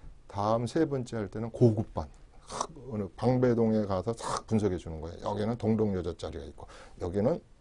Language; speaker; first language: Korean; native; Korean